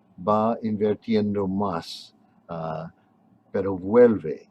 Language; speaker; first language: Spanish; non-native, fluent; English